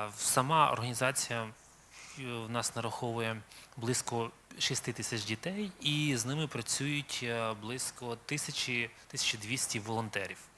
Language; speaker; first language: Ukrainian; native; Ukrainian